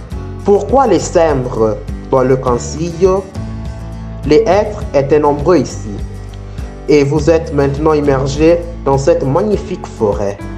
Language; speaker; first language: French; non-native, learner; Italian